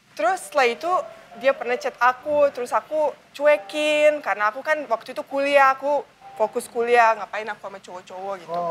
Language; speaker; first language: Indonesian; non-native, fluent; Bosnian